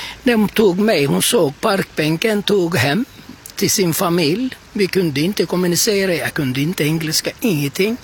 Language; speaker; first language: Swedish; non-native, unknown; Turkish